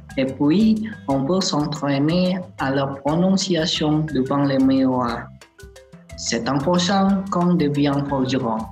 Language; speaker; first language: French; non-native, learner; Chinese